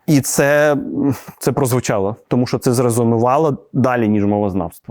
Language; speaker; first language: Ukrainian; native; Ukrainian